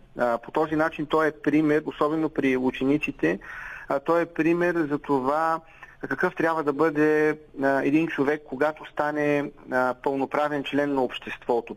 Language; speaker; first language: Bulgarian; native; Bulgarian